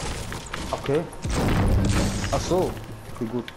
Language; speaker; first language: German; non-native, learner; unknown